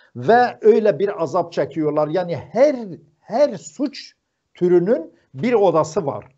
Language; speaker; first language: Turkish; non-native, local second language; Zaza